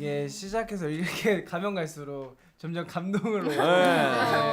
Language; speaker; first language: Korean; native; Korean